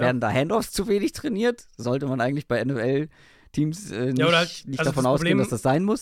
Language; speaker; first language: German; native; German